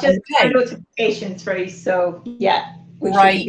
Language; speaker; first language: English; native; English